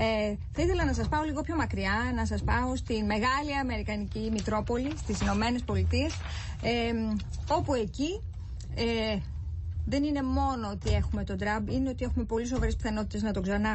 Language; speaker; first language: Greek; native; Greek